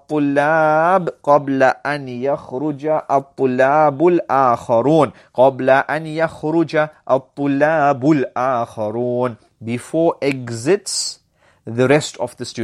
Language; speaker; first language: Arabic; non-native, fluent; English